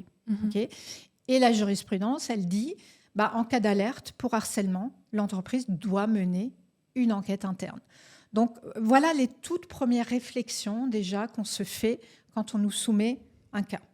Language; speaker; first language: French; native; French